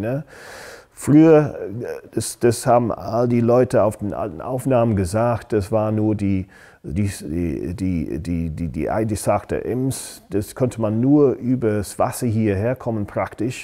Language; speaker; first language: German; non-native, fluent; English